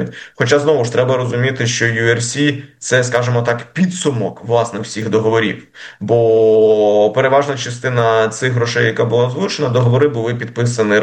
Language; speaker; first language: Ukrainian; native; Ukrainian